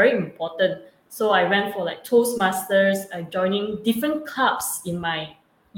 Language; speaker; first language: English; non-native, local second language; Chinese